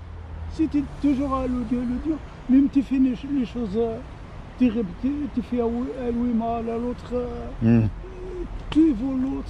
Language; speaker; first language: French; non-native, learner; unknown